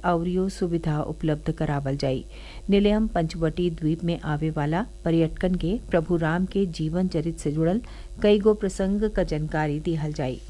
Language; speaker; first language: Bhojpuri; native; Bhojpuri